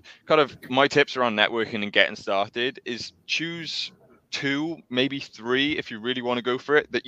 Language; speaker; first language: English; native; English